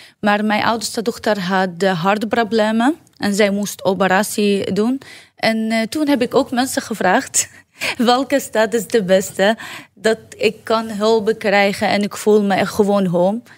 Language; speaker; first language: Dutch; non-native, learner; Arabic